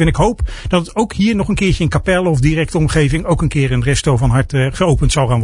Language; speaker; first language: Dutch; native; Dutch